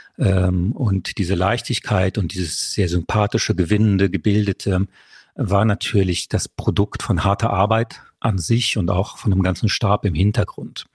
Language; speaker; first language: German; early bilingual, other home language; French